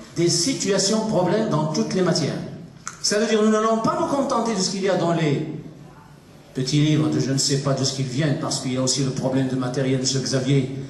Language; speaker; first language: French; non-native, local second language; Arabic